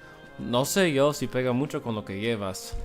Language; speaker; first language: Spanish; non-native, fluent; English